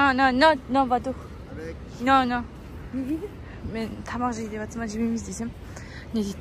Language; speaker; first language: Kazakh; native; Kazakh